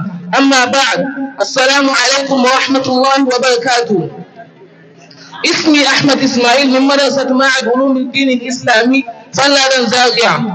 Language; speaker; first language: Arabic; non-native, learner; Hausa